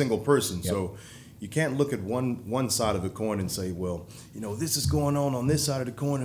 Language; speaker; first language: English; native; English